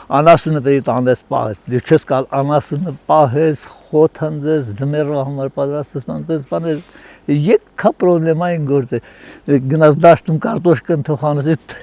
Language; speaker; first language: Armenian; native; Armenian